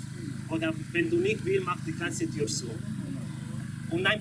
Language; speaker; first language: German; non-native, learner; Spanish